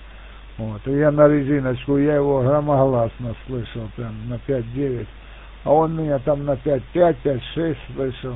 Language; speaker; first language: Russian; native; Russian